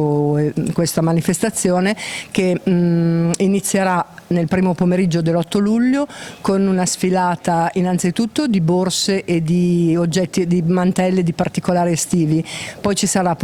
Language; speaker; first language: Italian; native; Italian